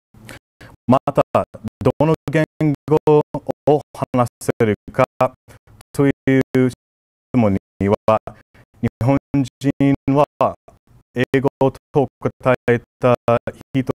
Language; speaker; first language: Japanese; non-native, fluent; English